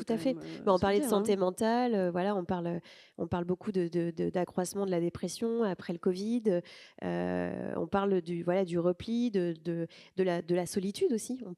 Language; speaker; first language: French; native; French